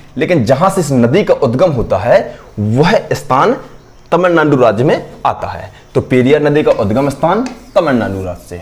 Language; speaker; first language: Hindi; native; Hindi